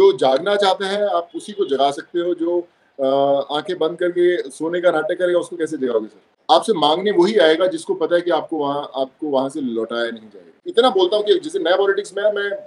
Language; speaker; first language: Hindi; non-native, local second language; Punjabi